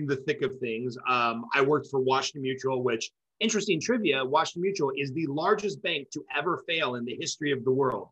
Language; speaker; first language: English; native; English